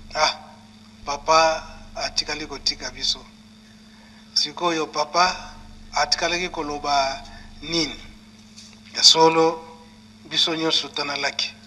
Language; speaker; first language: Lingala; non-native, local second language; Kongo